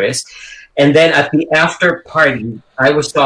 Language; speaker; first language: English; non-native, local second language; Filipino